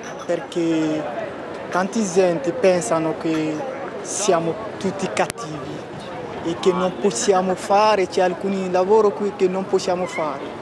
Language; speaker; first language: Italian; non-native, learner; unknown